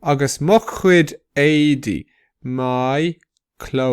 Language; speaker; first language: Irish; non-native, local second language; English